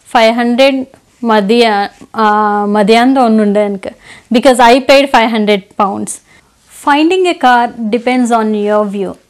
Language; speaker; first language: Malayalam; non-native, local second language; Telugu